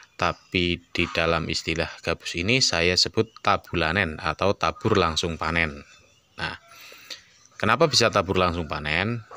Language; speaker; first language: Indonesian; non-native, local second language; Javanese